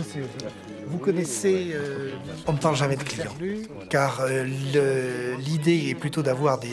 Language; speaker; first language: French; native; French